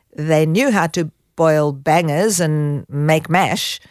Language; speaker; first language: English; native; English